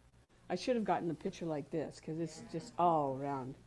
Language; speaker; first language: English; native; English